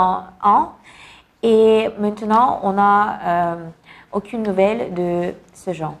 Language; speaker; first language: French; non-native, learner; Kazakh